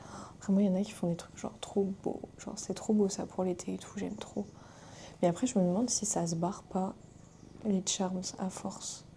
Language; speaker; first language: French; native; French